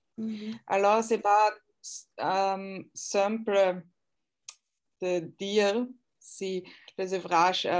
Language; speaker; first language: French; non-native, fluent; German